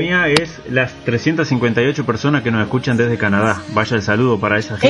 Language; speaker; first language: Spanish; native; Spanish